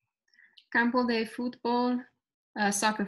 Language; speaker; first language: Spanish; non-native, learner; English